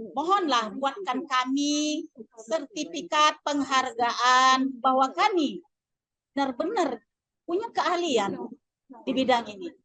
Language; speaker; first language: Indonesian; non-native, local second language; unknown